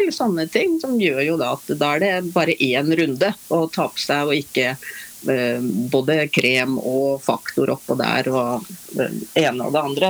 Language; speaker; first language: Norwegian; native; Norwegian